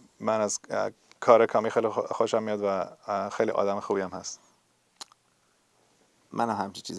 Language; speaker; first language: Persian; early bilingual, heritage; Persian